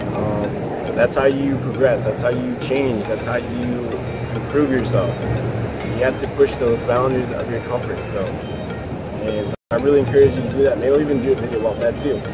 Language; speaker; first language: English; native; English